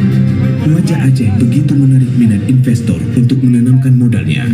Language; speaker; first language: Indonesian; native; Indonesian